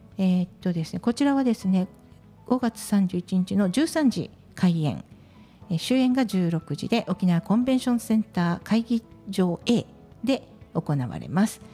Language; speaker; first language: Japanese; native; Japanese